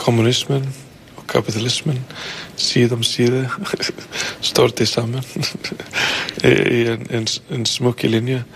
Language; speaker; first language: Danish; non-native, fluent; Icelandic